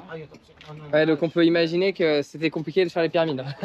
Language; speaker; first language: French; native; French